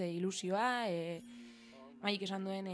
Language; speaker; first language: Basque; native; Basque